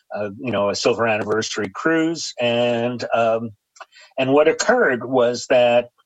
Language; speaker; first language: English; native; English